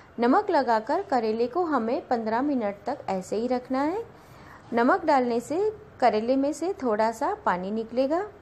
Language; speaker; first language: Hindi; non-native, local second language; Gujarati